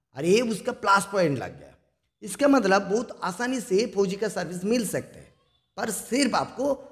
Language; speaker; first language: Hindi; non-native, local second language; Bangla